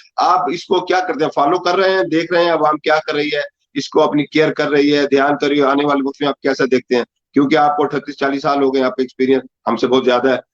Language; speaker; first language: Urdu; native; Urdu